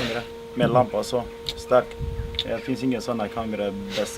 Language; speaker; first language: Swedish; non-native, learner; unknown